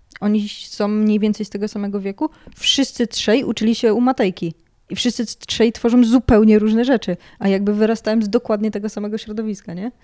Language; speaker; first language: Polish; native; Polish